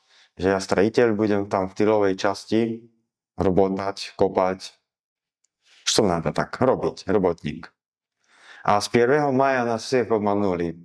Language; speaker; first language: Russian; non-native, learner; Slovak